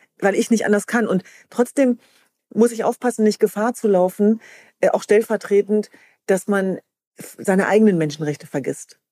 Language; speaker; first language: German; early bilingual, other home language; Kurdish